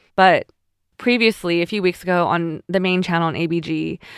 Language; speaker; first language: English; early bilingual, other home language; Chinese